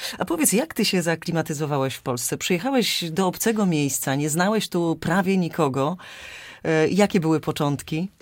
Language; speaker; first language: Polish; native; Polish